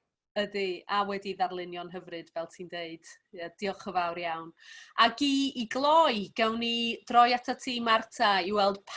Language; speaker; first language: Welsh; native; Welsh